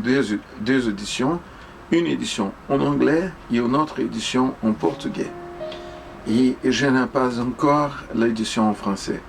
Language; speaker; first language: French; non-native, fluent; Portuguese